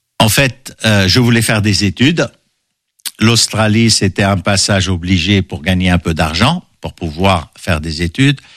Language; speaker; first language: French; non-native, local second language; Arabic